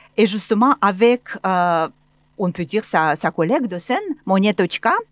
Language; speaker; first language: French; non-native, fluent; Russian